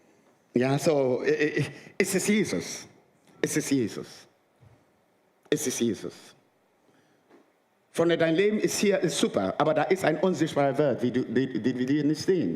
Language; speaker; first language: German; non-native, fluent; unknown